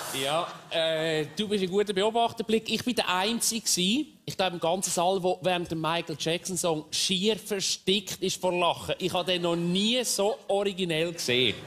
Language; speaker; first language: German; native; German